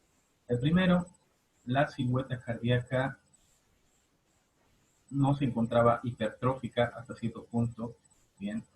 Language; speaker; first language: Spanish; native; Spanish